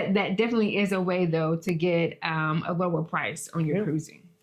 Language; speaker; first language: English; native; English